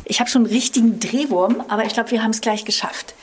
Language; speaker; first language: German; native; German